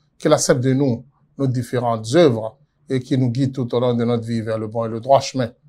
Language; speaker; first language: French; non-native, local second language; Yoruba